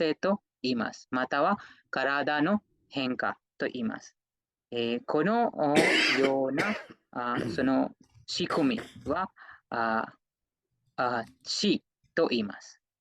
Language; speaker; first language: Japanese; non-native, fluent; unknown